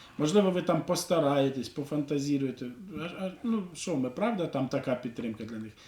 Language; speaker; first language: Ukrainian; non-native, local second language; Russian